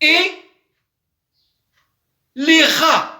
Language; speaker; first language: French; non-native, local second language; Arabic